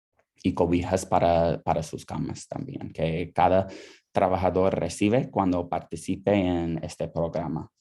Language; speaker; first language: Spanish; non-native, fluent; English